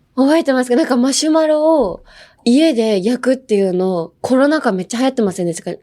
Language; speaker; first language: Japanese; non-native, fluent; English